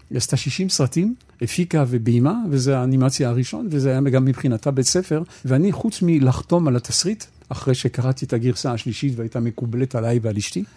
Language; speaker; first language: Hebrew; non-native, fluent; French